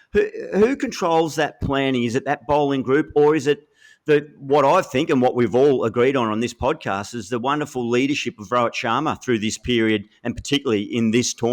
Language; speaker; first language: English; native; English